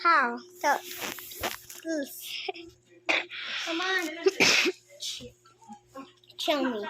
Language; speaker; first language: English; non-native, local second language; Filipino